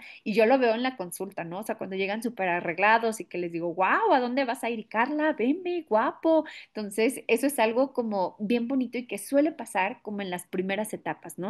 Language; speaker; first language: Spanish; native; Spanish